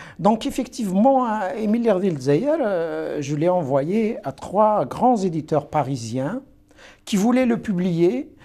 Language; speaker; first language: French; non-native, local second language; Kabyle